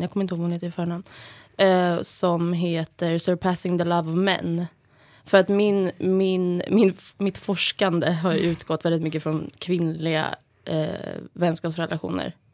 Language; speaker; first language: Swedish; native; Swedish